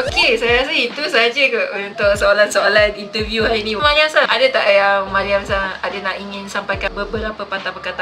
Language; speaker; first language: Malay; native; Malay